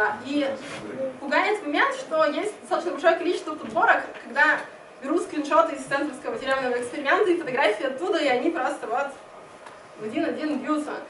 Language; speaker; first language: Russian; native; Russian